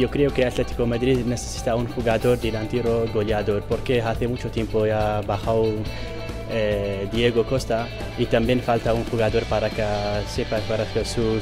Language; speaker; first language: Spanish; non-native, learner; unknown